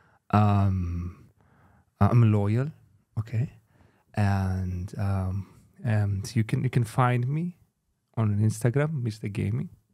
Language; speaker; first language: English; non-native, fluent; Greek